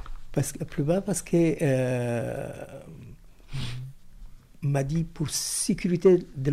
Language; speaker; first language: French; non-native, fluent; Italian